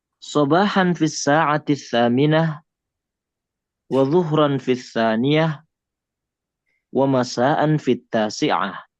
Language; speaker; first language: Arabic; non-native, fluent; Indonesian